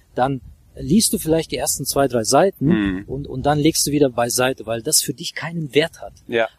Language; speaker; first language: German; non-native, fluent; Russian